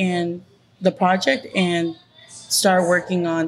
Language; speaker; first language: English; native; English